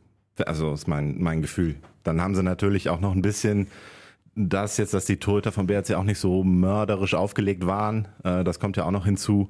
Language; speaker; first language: German; native; German